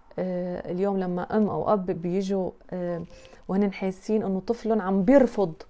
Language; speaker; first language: Arabic; native; Arabic